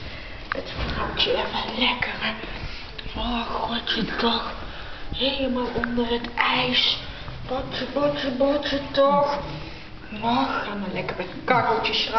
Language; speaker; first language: Dutch; native; Dutch